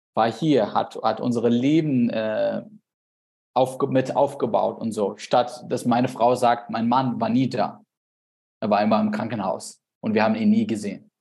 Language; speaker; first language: German; non-native, fluent; Arabic